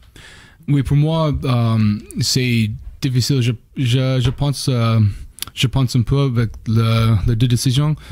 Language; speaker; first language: French; non-native, learner; English